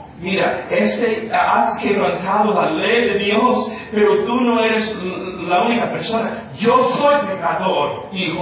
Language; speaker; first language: Spanish; non-native, fluent; English